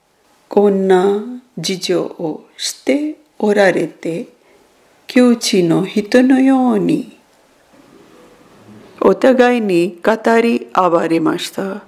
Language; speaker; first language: Japanese; non-native, fluent; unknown